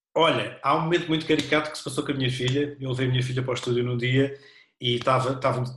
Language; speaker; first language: Portuguese; native; Portuguese